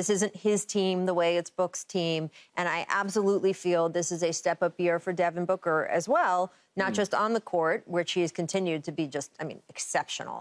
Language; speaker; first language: English; native; English